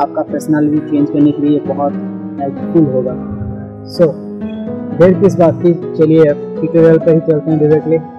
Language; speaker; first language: Hindi; non-native, local second language; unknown